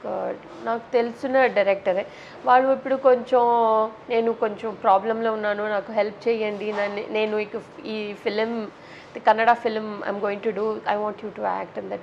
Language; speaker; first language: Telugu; non-native, learner; Tamil